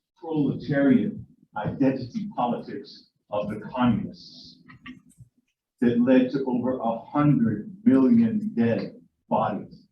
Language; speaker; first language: English; native; English